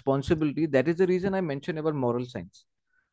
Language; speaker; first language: English; non-native, local second language; Assamese